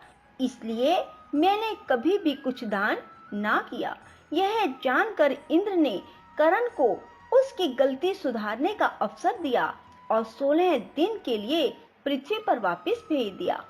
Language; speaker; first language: Hindi; native; Hindi